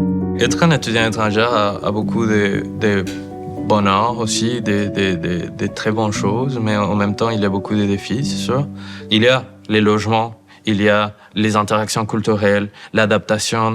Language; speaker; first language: French; non-native, fluent; Spanish